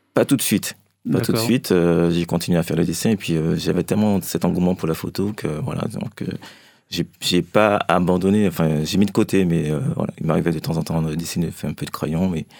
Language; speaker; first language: French; native; French